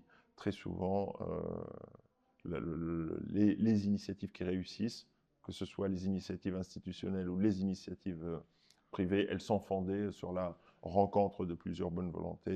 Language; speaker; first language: French; non-native, local second language; Arabic